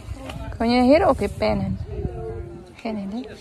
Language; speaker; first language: Dutch; non-native, learner; Filipino